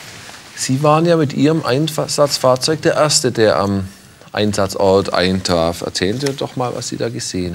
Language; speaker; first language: German; native; German